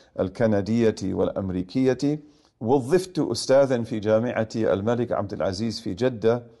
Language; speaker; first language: Arabic; non-native, fluent; English